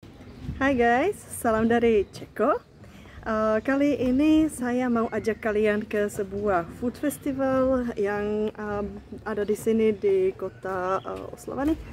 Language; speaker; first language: Indonesian; non-native, fluent; Czech